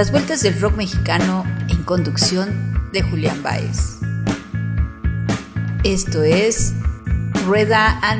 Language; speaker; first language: Spanish; native; Spanish